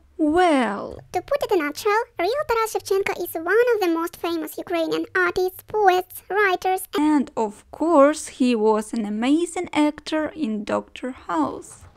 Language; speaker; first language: English; non-native, fluent; Ukrainian